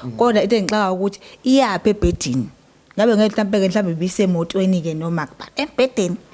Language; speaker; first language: Zulu; native; Zulu